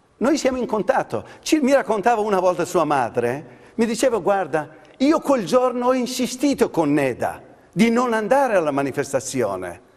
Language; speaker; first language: Italian; non-native, fluent; Persian